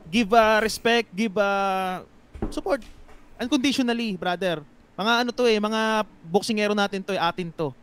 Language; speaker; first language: Filipino; native; Filipino